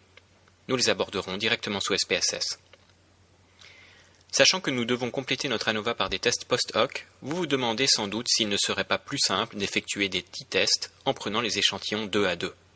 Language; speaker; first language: French; native; French